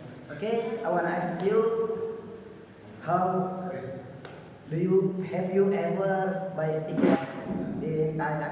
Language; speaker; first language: English; non-native, learner; Indonesian